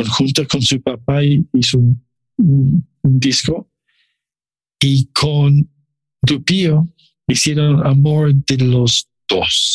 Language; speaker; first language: Spanish; non-native, learner; English